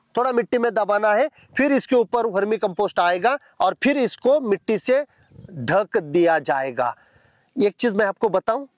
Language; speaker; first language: Hindi; non-native, local second language; Marathi